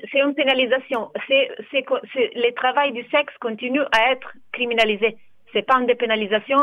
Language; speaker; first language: French; non-native, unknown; Italian